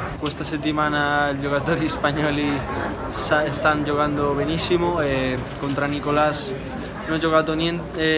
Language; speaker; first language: Italian; non-native, learner; Spanish